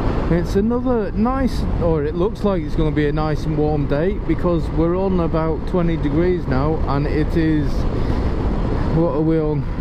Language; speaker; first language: English; native; English